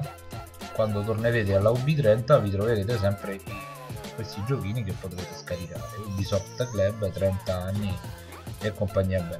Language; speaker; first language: Italian; native; Italian